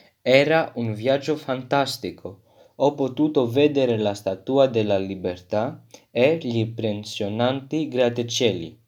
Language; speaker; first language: Italian; non-native, learner; French